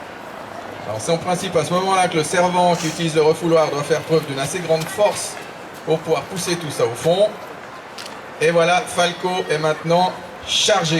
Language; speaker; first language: French; native; French